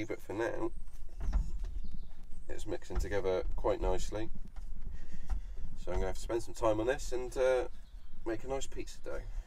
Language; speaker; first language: English; native; English